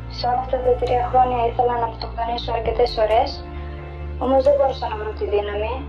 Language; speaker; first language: Greek; non-native, fluent; Romanian